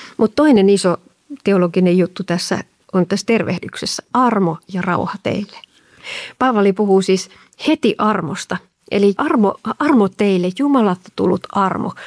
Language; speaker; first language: Finnish; native; Finnish